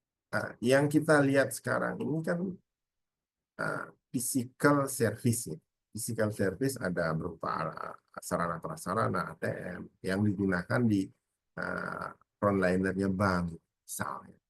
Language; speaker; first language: Indonesian; native; Indonesian